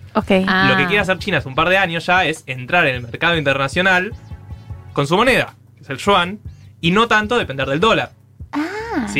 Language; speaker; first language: Spanish; native; Spanish